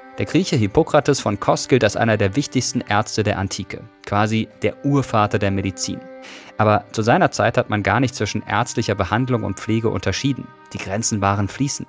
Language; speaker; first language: German; native; German